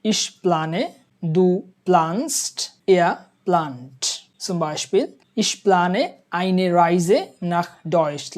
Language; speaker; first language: German; non-native, fluent; Bangla